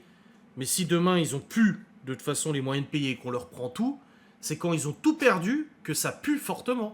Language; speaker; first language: French; native; French